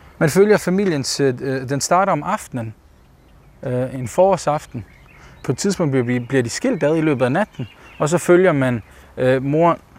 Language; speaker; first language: Danish; early bilingual, other home language; Bosnian